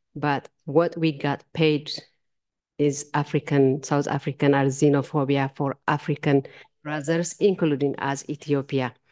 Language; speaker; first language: English; non-native, learner; Amharic